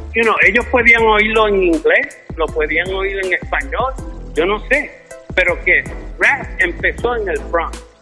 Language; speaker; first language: Spanish; early bilingual, heritage; Spanish